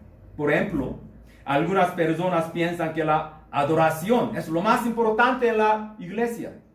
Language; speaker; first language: Spanish; non-native, learner; Korean